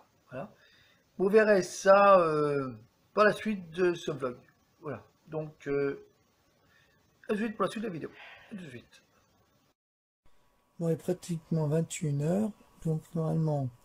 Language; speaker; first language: French; native; French